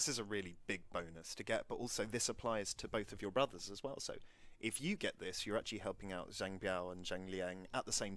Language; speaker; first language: English; native; English